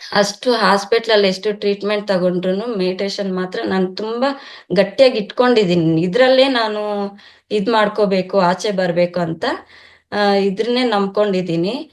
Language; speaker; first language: Kannada; non-native, local second language; Telugu